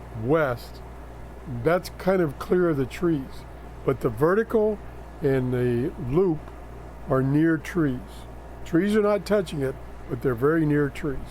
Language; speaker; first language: English; native; English